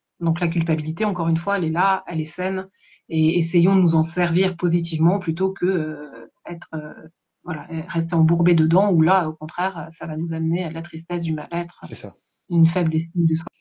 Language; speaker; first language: French; native; French